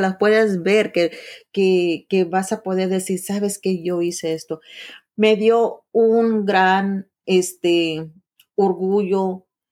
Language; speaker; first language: Spanish; early bilingual, heritage; Spanish